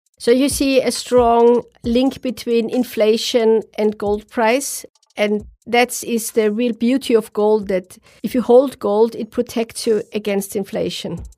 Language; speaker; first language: English; non-native, fluent; German